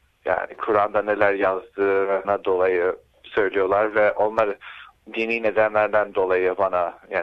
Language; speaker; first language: Turkish; early bilingual, heritage; Turkish